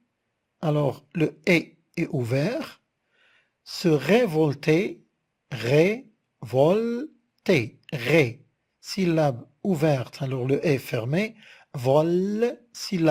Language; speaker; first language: French; non-native, local second language; Arabic